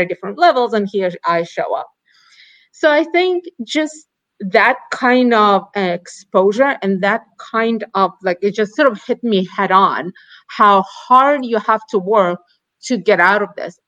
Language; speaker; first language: English; non-native, fluent; Ukrainian